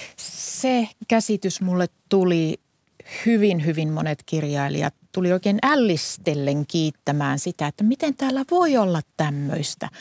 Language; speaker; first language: Finnish; native; Finnish